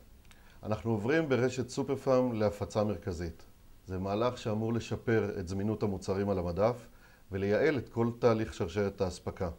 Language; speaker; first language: Hebrew; native; Hebrew